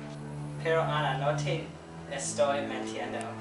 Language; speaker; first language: Spanish; non-native, learner; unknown